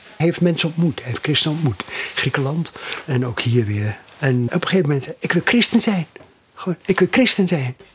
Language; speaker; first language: Dutch; native; Dutch